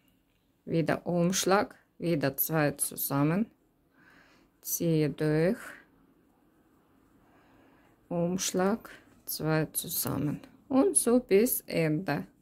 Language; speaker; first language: German; non-native, learner; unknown